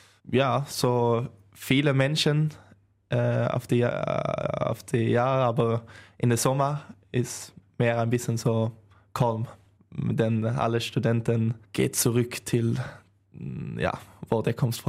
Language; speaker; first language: German; non-native, learner; Swedish